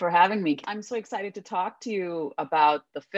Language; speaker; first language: English; non-native, local second language; Hindi